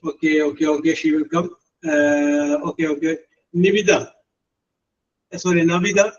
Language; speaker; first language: English; non-native, fluent; Malayalam